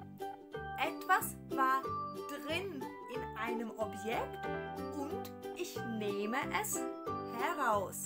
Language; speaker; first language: German; non-native, fluent; Ukrainian